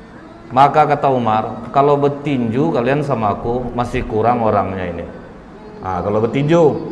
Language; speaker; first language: Indonesian; native; Indonesian